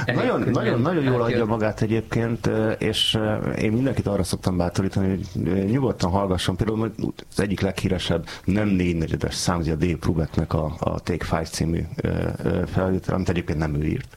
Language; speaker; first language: Hungarian; native; Hungarian